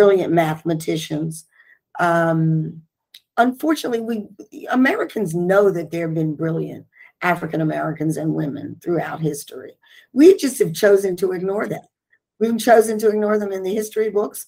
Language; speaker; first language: English; native; English